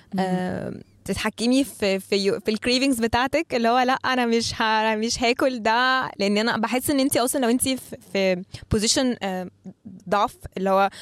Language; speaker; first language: Arabic; native; Arabic